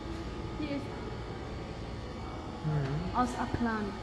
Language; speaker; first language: German; non-native, learner; Hiligaynon